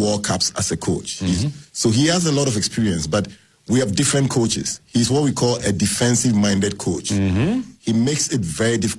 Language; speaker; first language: English; non-native, local second language; Akan